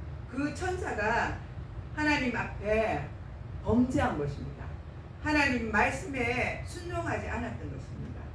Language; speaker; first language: Korean; native; Korean